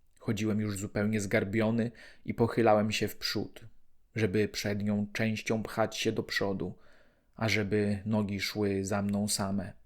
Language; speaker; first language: Polish; native; Polish